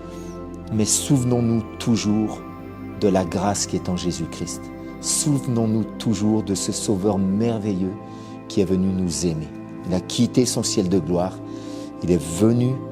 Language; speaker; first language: French; native; French